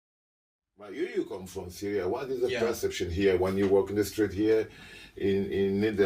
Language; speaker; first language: English; non-native, local second language; French